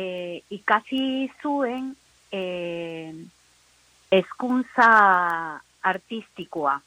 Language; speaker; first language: Basque; non-native, learner; Spanish